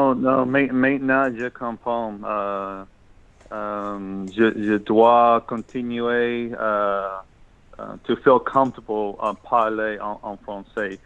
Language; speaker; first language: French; non-native, learner; English